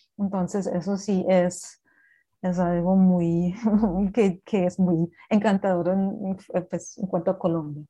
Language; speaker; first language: Spanish; non-native, fluent; German